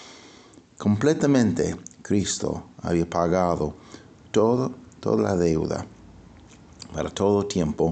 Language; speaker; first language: Spanish; non-native, fluent; English